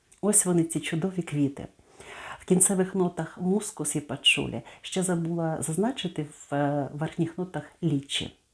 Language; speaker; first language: Ukrainian; native; Ukrainian